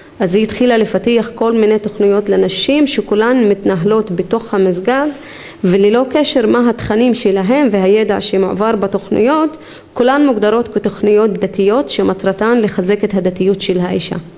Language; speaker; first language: Hebrew; non-native, local second language; Arabic